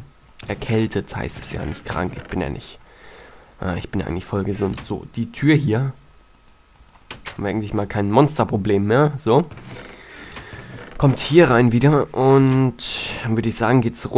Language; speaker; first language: German; native; German